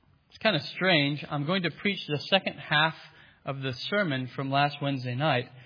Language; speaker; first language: English; native; English